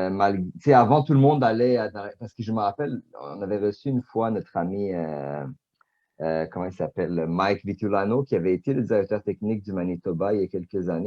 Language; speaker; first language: French; native; French